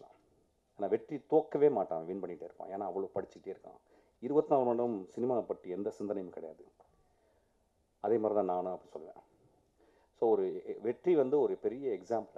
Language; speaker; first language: Tamil; native; Tamil